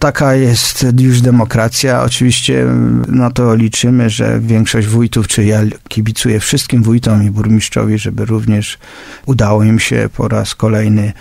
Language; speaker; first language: Polish; native; Polish